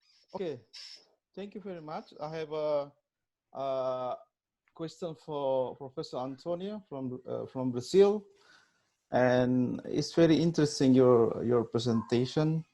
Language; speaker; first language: English; non-native, learner; Indonesian